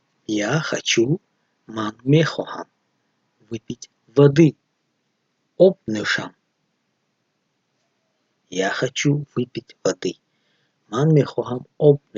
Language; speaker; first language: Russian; non-native, fluent; Tajik